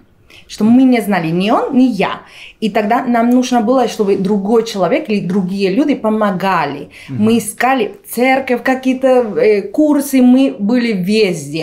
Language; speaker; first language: Russian; non-native, fluent; Spanish